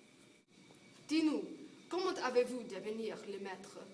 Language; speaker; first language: French; non-native, learner; English